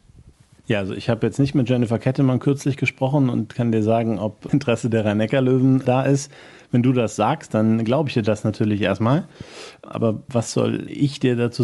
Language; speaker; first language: German; native; German